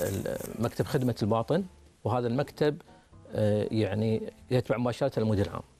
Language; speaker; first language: Arabic; native; Arabic